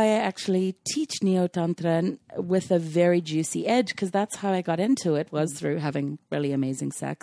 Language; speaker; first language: English; native; English